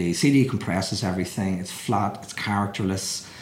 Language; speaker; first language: English; native; English